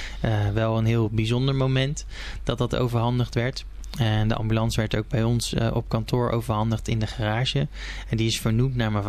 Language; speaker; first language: Dutch; native; Dutch